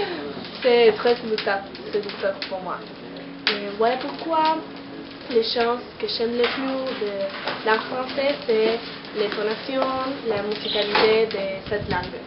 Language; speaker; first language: French; non-native, learner; Spanish